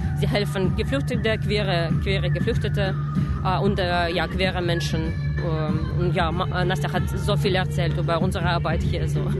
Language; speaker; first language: German; non-native, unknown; Russian